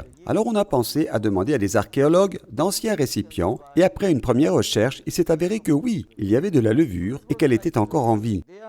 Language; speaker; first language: French; native; French